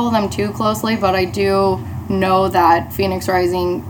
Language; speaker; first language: English; native; English